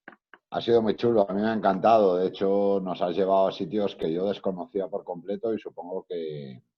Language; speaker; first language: Spanish; native; Spanish